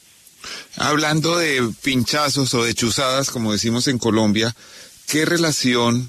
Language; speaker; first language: Spanish; native; Spanish